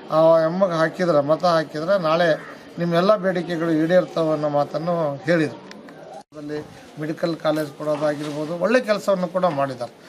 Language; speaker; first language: Kannada; native; Kannada